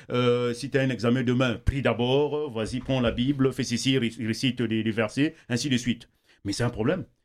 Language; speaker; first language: French; non-native, local second language; Kongo